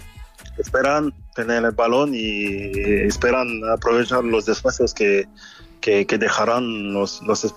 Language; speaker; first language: Spanish; non-native, fluent; French